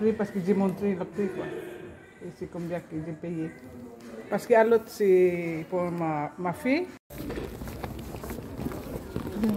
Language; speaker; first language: French; non-native, learner; Filipino